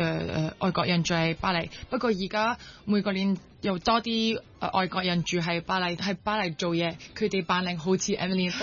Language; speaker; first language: Cantonese; non-native, local second language; French